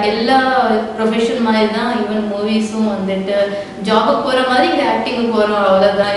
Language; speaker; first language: Tamil; non-native, local second language; Telugu